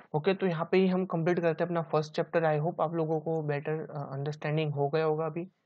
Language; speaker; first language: Hindi; non-native, local second language; Gujarati